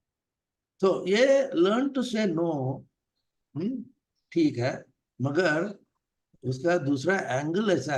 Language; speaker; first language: Hindi; non-native, local second language; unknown